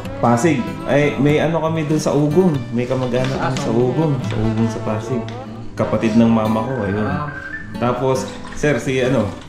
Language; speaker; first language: Filipino; non-native, local second language; Iloko